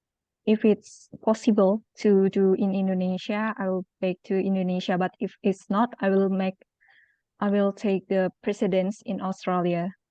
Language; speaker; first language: English; non-native, local second language; Indonesian